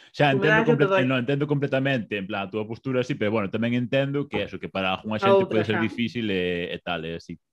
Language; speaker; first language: Galician; non-native, local second language; Spanish